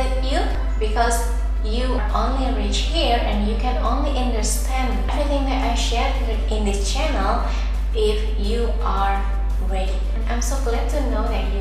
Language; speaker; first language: English; non-native, fluent; Indonesian